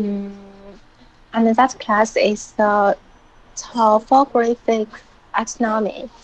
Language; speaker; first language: English; non-native, learner; Chinese